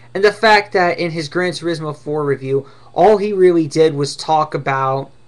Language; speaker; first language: English; native; English